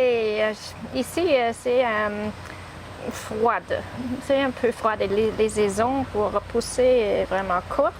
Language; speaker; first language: French; non-native, learner; English